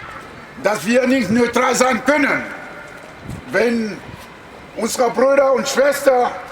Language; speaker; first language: German; non-native, learner; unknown